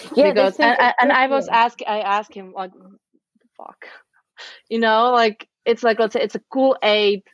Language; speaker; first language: English; non-native, fluent; Czech